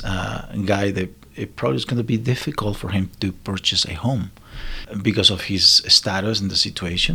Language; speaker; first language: English; non-native, learner; Spanish